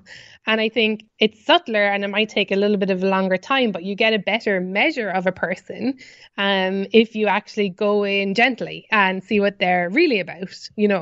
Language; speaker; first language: English; native; English